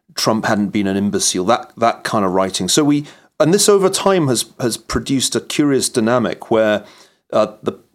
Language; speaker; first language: English; native; English